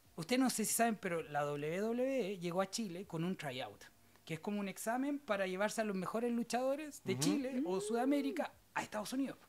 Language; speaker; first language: Spanish; native; Spanish